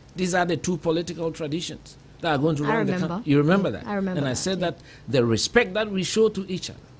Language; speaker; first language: English; non-native, local second language; Akan